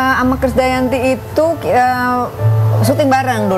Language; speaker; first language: Indonesian; native; Indonesian